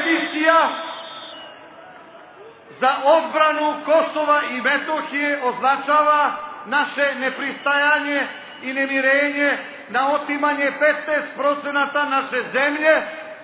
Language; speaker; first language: Serbian; native; Serbian